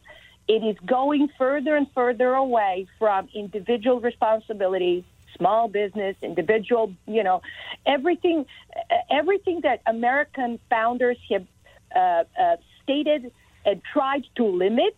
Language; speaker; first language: English; non-native, fluent; Serbian